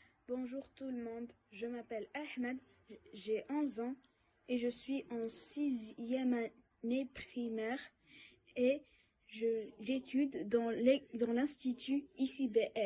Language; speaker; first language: French; non-native, learner; Arabic